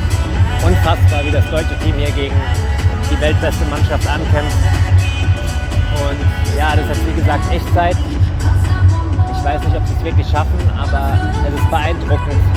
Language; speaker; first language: German; native; German